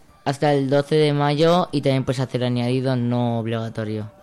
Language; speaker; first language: Spanish; early bilingual, other home language; Arabic